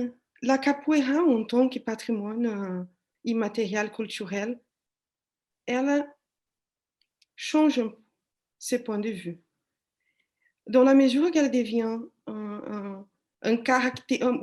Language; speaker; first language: French; non-native, fluent; Portuguese